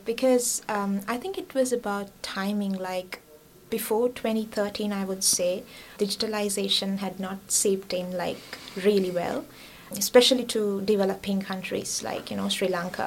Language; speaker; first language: English; non-native, local second language; Sinhala